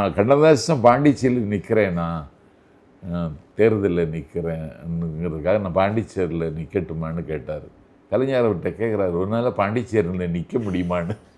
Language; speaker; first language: Tamil; native; Tamil